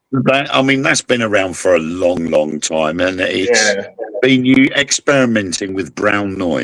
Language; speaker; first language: English; native; English